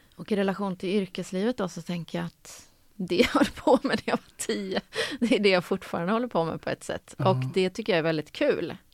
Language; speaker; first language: Swedish; native; Swedish